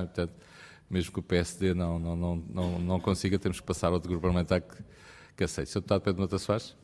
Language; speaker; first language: Portuguese; native; Portuguese